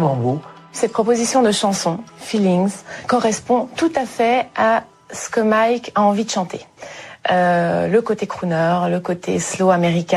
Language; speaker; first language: French; native; French